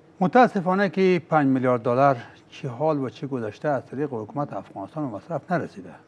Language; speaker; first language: Persian; native; Persian